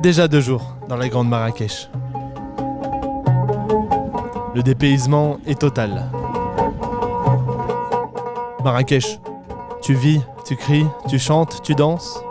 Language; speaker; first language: French; native; French